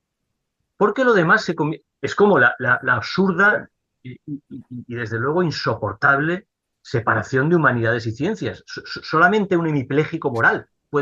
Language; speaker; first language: Spanish; native; Spanish